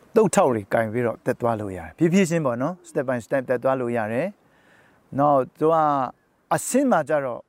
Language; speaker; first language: Burmese; native; Burmese